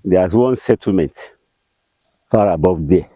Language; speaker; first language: English; non-native, local second language; Yoruba